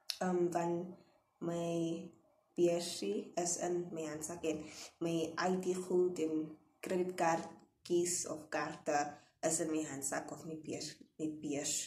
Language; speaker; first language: Afrikaans; non-native, local second language; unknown